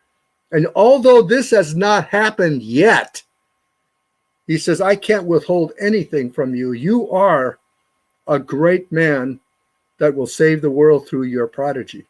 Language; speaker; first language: English; native; English